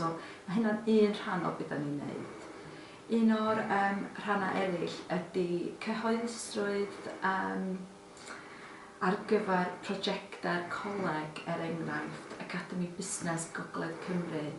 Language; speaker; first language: Welsh; non-native, local second language; English